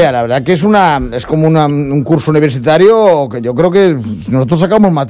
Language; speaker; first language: Spanish; native; Spanish